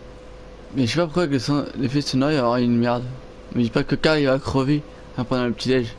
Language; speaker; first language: French; native; French